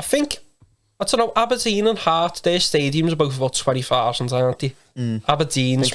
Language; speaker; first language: English; native; English